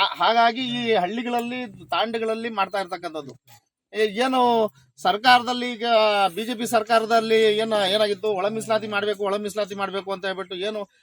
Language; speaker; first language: Kannada; non-native, local second language; Lambadi